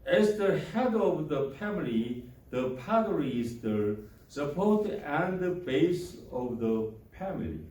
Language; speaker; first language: English; non-native, learner; Korean